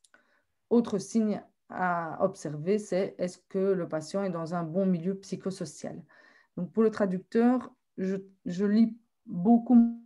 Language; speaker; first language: French; native; French